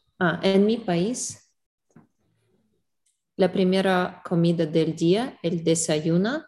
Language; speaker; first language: Spanish; non-native, learner; English